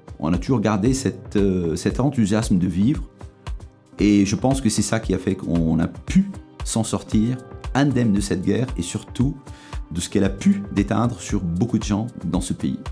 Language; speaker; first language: French; non-native, local second language; Arabic